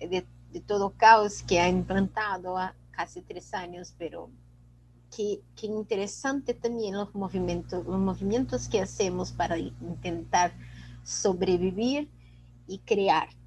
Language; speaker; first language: Spanish; non-native, fluent; Portuguese